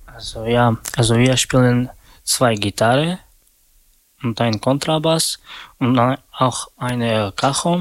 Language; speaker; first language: German; non-native, learner; Slovak